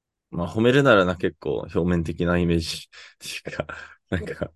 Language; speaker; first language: Japanese; non-native, fluent; English